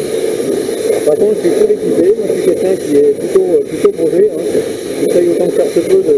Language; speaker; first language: French; native; French